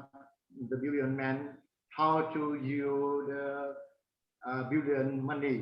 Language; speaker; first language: English; non-native, learner; Vietnamese